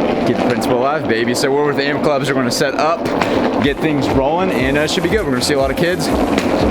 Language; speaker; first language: English; native; English